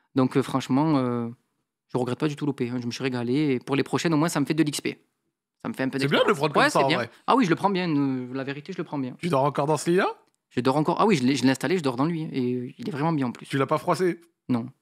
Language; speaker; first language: French; native; French